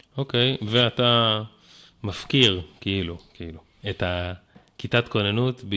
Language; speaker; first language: Hebrew; native; Hebrew